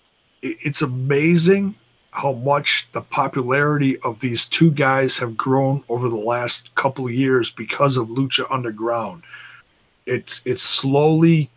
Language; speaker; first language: English; native; English